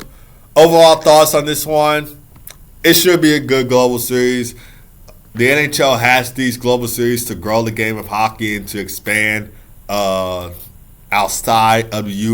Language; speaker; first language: English; native; English